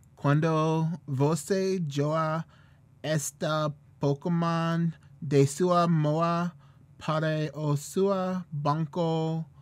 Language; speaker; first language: Portuguese; non-native, learner; English